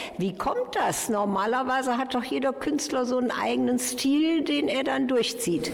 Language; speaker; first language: German; native; German